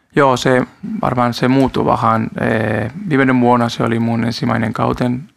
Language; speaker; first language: Finnish; non-native, learner; Spanish